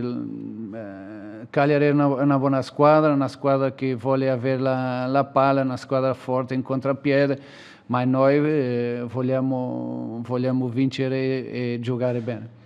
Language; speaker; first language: Italian; non-native, learner; Portuguese